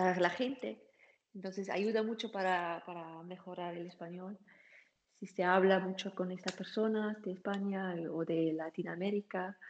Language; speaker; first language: Spanish; non-native, learner; German